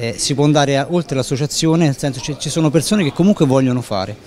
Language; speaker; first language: Italian; native; Italian